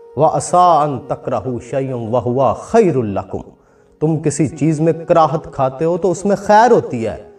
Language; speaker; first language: Urdu; non-native, local second language; Punjabi